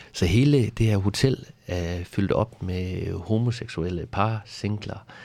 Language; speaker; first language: Danish; native; Danish